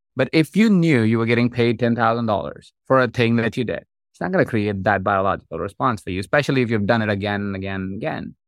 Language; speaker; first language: English; non-native, local second language; Hindi